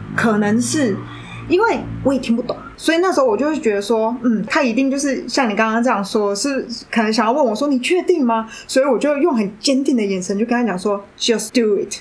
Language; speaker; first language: Chinese; native; Chinese